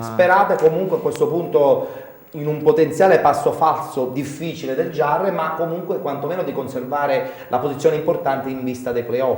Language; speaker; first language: Italian; native; Italian